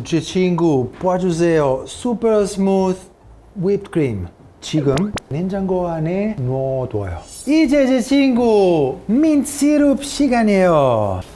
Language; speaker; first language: Korean; non-native, learner; Italian